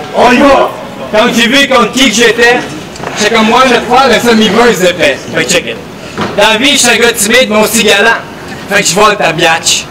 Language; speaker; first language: French; native; French